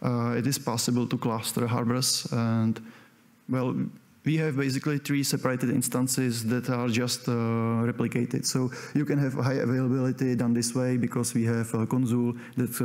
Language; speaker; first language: English; non-native, fluent; Czech